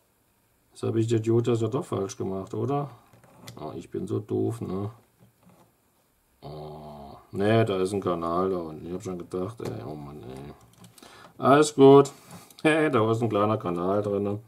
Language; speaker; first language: German; native; German